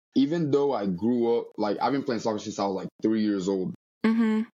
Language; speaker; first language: English; early bilingual, other home language; Portuguese